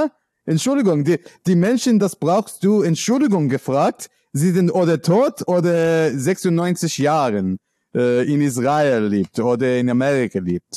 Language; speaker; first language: German; non-native, learner; English